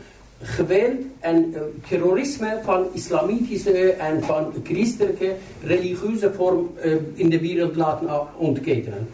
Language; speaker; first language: Dutch; non-native, fluent; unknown